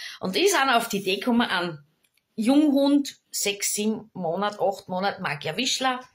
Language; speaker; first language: German; native; German